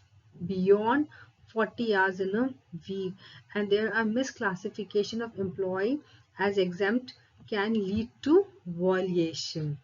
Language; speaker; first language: English; non-native, local second language; Hindi